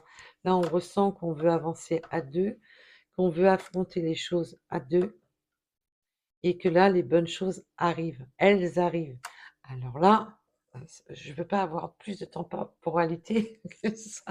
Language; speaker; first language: French; native; French